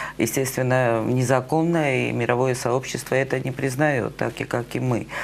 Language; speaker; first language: Russian; non-native, local second language; Georgian